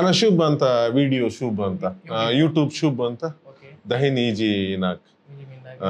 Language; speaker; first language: Arabic; non-native, learner; Kannada